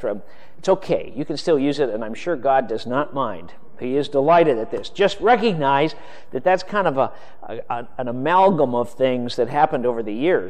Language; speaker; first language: English; native; English